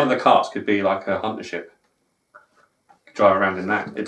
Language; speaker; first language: English; native; English